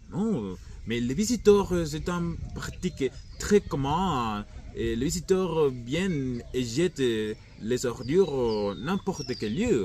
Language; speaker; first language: French; non-native, learner; Spanish